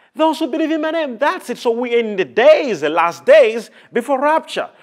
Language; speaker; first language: English; non-native, local second language; Nyanja